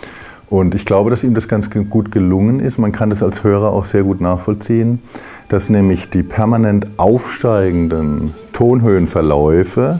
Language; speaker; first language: German; native; German